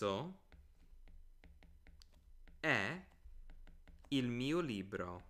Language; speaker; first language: Italian; non-native, fluent; English